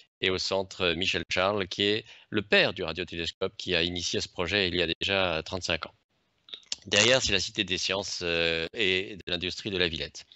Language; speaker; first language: French; native; French